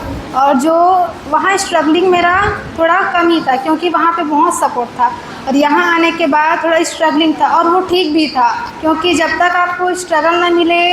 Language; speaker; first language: Hindi; native; Hindi